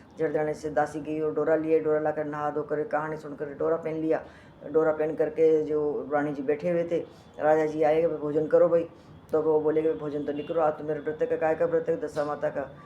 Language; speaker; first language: Hindi; native; Hindi